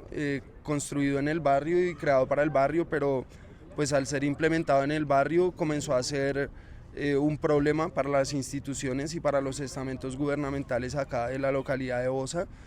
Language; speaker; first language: Spanish; native; Spanish